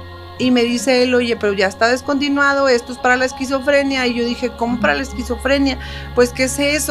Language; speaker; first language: Spanish; native; Spanish